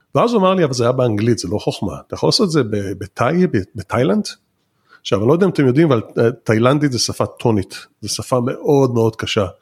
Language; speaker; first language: Hebrew; native; Hebrew